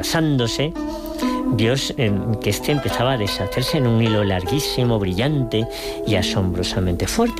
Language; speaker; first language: Spanish; native; Spanish